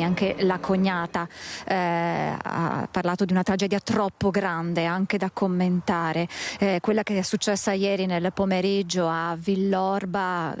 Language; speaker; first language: Italian; native; Italian